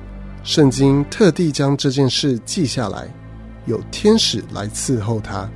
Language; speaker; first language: Chinese; native; Chinese